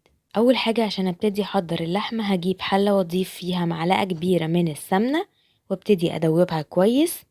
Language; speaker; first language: Arabic; native; Arabic